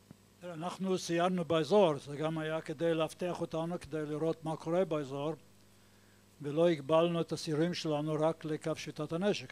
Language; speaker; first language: Hebrew; non-native, fluent; English